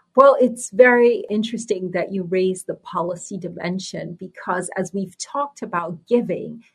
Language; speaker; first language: English; native; English